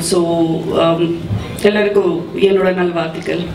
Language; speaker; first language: Tamil; non-native, fluent; Telugu